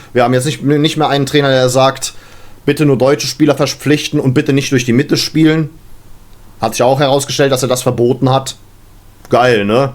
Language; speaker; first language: German; native; German